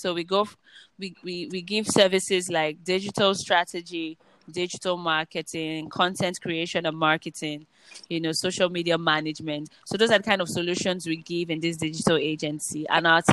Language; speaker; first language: English; non-native, local second language; Igbo